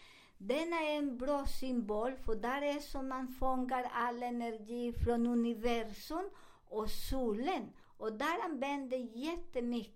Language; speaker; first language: Swedish; non-native, learner; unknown